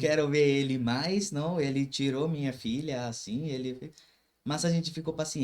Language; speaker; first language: Portuguese; non-native, learner; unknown